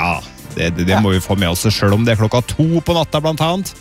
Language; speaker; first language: Norwegian; native; Norwegian